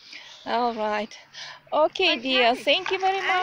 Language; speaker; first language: English; non-native, learner; Russian